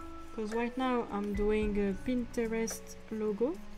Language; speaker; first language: English; non-native, fluent; French